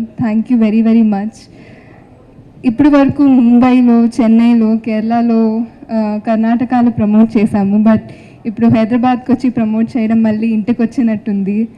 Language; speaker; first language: Telugu; non-native, fluent; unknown